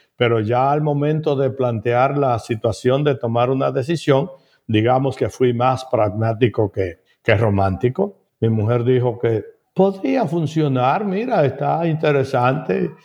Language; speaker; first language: Spanish; native; Spanish